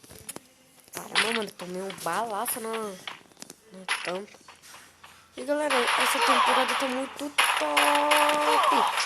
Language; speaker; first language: Portuguese; native; Portuguese